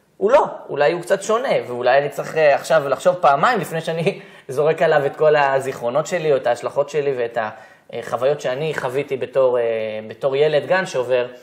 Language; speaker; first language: Hebrew; native; Hebrew